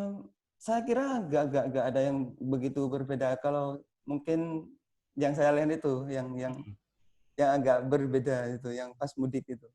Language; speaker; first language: Indonesian; non-native, fluent; Thai